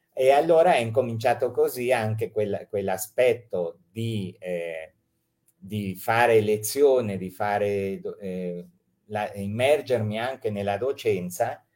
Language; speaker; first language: Italian; early bilingual, heritage; Italian